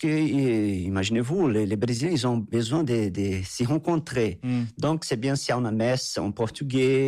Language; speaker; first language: French; non-native, fluent; Portuguese